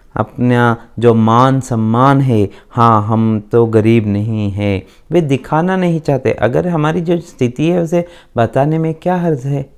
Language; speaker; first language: Hindi; non-native, local second language; Kannada